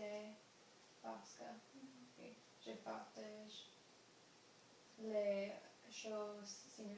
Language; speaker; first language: French; non-native, learner; English